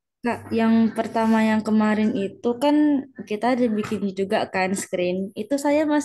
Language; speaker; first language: Indonesian; native; Indonesian